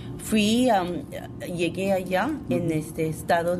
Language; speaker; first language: Spanish; non-native, fluent; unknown